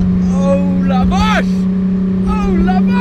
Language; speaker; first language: French; non-native, learner; English